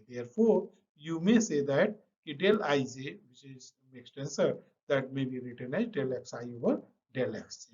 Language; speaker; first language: English; non-native, local second language; Hindi